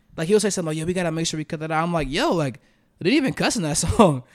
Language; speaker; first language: English; native; English